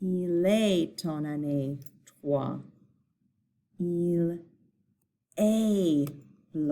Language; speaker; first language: French; non-native, fluent; English